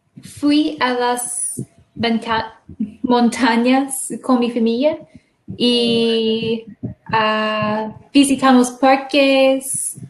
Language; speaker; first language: Spanish; non-native, learner; English